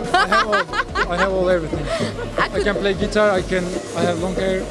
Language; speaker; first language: English; non-native, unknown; Turkish